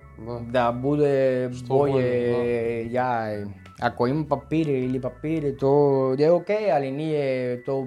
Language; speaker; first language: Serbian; non-native, learner; Spanish